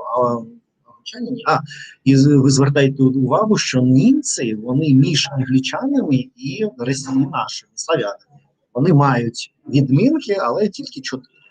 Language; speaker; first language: Ukrainian; non-native, learner; Russian